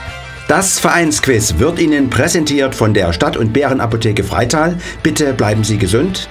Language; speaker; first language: German; native; German